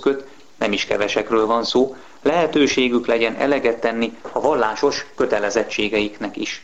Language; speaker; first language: Hungarian; native; Hungarian